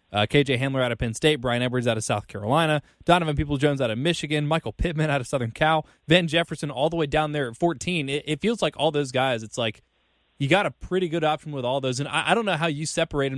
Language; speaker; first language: English; native; English